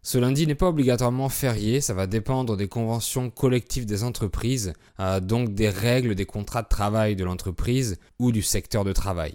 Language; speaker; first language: French; native; French